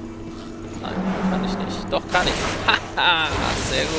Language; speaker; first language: German; native; German